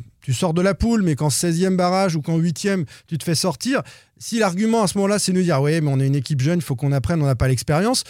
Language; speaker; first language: French; native; French